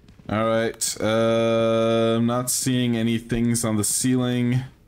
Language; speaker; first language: English; native; English